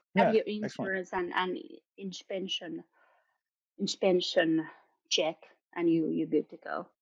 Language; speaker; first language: English; non-native, fluent; Finnish